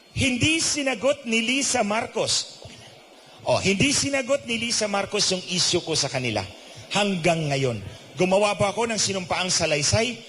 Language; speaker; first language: Filipino; non-native, local second language; Cebuano